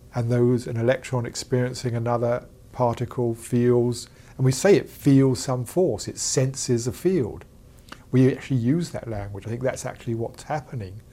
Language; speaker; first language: English; native; English